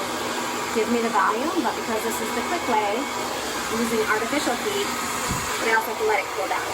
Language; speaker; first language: English; native; English